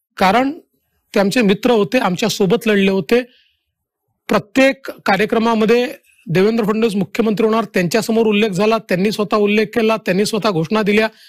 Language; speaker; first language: Marathi; native; Marathi